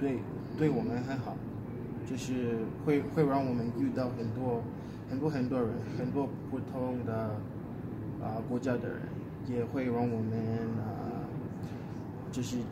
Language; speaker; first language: Chinese; non-native, fluent; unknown